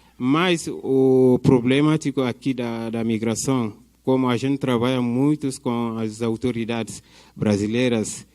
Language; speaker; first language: Portuguese; non-native, fluent; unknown